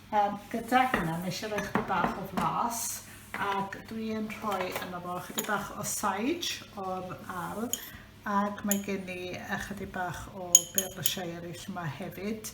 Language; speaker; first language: Welsh; native; Welsh